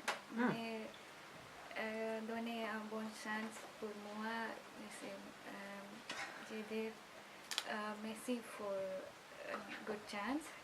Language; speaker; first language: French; non-native, learner; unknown